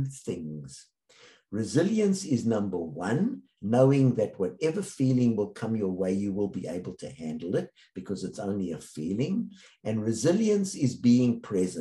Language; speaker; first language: English; native; English